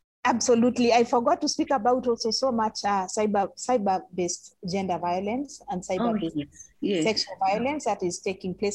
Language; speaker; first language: English; non-native, local second language; Masai